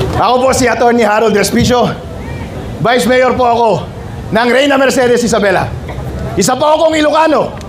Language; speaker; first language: Filipino; non-native, local second language; Iloko